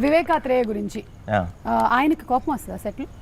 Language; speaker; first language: Telugu; native; Telugu